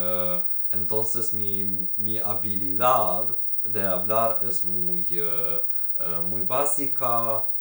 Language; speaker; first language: Spanish; non-native, learner; Ukrainian